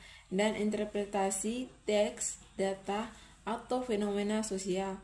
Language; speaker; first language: Indonesian; native; Indonesian